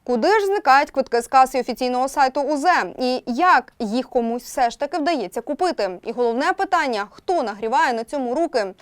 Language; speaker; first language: Ukrainian; native; Ukrainian